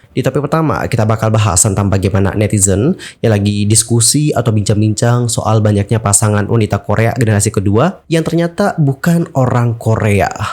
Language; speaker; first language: Indonesian; native; Indonesian